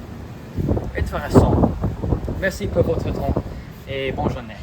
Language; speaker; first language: French; non-native, learner; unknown